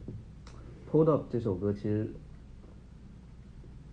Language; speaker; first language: Chinese; native; Chinese